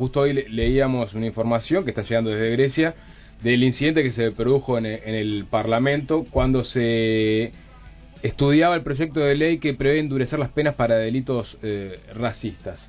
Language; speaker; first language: Spanish; native; Spanish